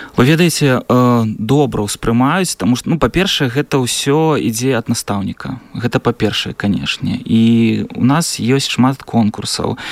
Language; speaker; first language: Belarusian; non-native, local second language; Russian